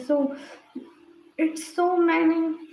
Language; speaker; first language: English; non-native, learner; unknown